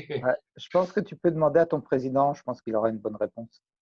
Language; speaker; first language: French; native; French